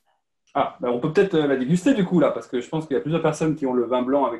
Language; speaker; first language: French; native; French